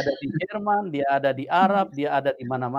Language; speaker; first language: Indonesian; native; Indonesian